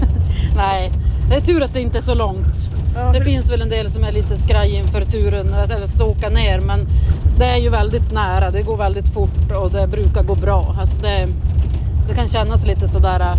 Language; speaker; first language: Swedish; native; Swedish